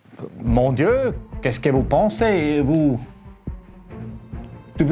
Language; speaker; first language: French; non-native, local second language; German